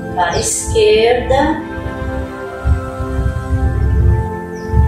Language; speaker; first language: Portuguese; native; Portuguese